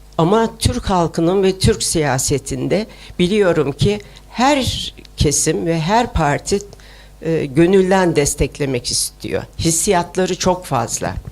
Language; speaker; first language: Turkish; early bilingual, other home language; Uyghur